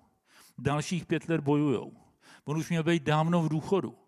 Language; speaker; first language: Czech; native; Czech